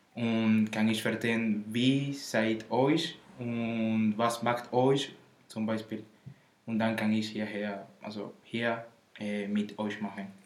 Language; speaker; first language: German; non-native, learner; Spanish